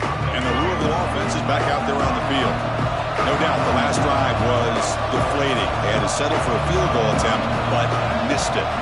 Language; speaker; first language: English; native; English